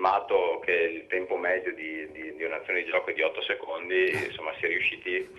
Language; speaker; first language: Italian; native; Italian